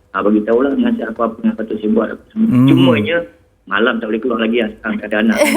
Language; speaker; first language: Malay; native; Malay